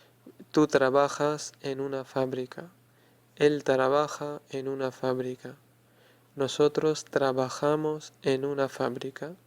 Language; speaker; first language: Spanish; non-native, fluent; Urdu